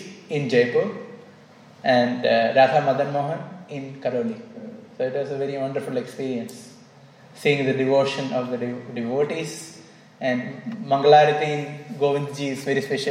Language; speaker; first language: English; non-native, local second language; Malayalam